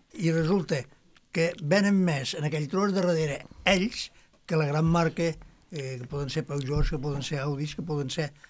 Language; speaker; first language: Catalan; native; Catalan